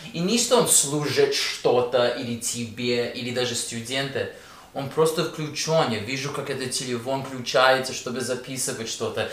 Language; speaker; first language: Russian; early bilingual, heritage; Russian